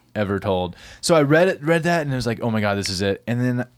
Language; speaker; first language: English; native; English